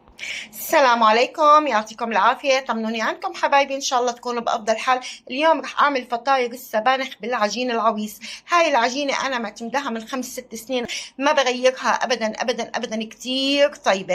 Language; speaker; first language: Arabic; native; Arabic